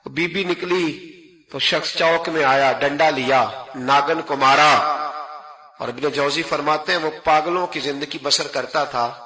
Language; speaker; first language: Urdu; non-native, local second language; Punjabi